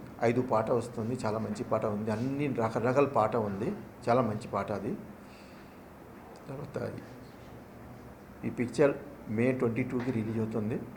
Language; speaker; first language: Telugu; non-native, local second language; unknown